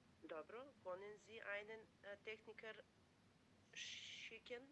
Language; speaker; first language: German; non-native, learner; Macedonian